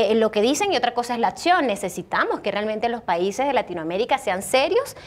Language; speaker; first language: Spanish; native; Spanish